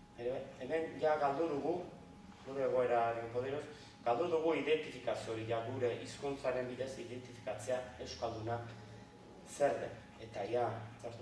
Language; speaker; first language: Basque; native; Basque